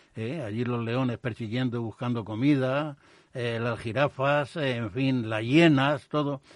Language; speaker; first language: Spanish; native; Spanish